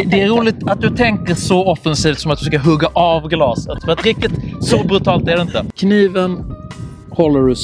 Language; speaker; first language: Swedish; native; Swedish